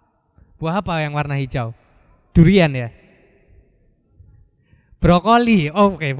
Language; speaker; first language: Indonesian; native; Indonesian